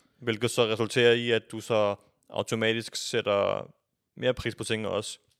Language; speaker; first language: Danish; early bilingual, other home language; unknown